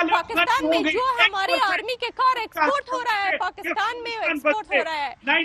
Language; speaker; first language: Hindi; non-native, fluent; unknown